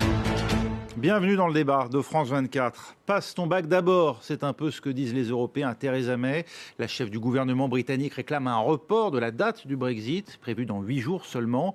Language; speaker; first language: French; native; French